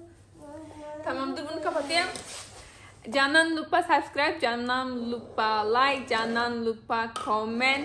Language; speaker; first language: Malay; non-native, learner; Turkish